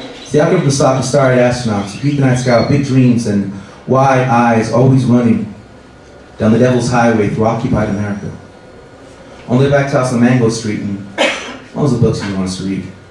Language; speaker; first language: English; native; English